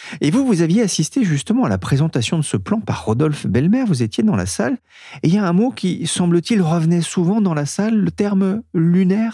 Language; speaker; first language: French; native; French